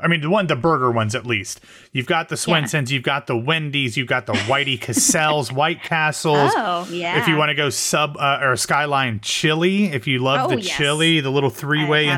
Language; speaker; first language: English; native; English